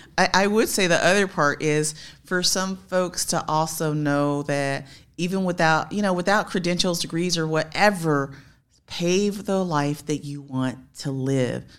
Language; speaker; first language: English; native; English